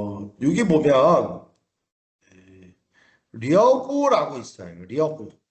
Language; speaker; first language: Korean; native; Korean